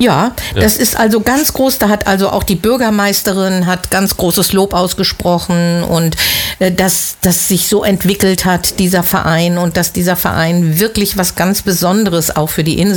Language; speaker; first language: German; native; German